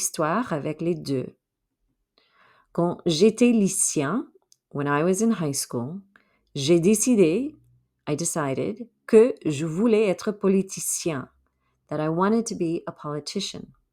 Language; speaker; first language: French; non-native, fluent; English